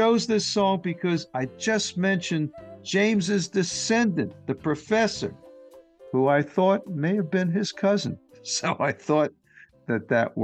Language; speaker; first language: English; native; English